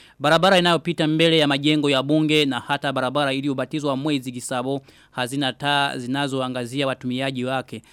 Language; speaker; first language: Swahili; non-native, local second language; Rundi